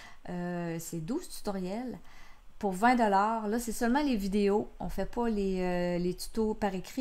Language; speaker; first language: French; native; French